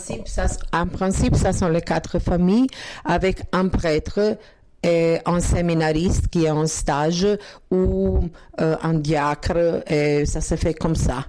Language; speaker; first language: French; non-native, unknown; Croatian